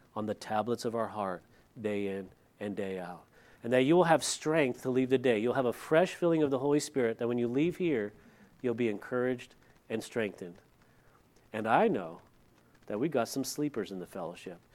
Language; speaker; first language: English; early bilingual, other home language; Dutch